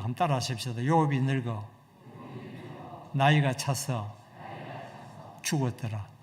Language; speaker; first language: Korean; native; Korean